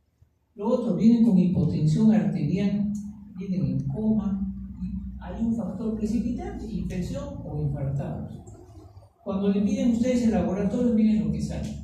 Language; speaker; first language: Spanish; native; Spanish